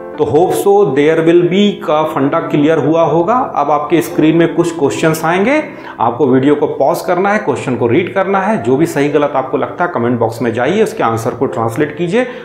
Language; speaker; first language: Hindi; native; Hindi